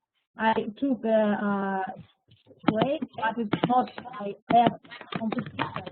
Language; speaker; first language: English; non-native, learner; Russian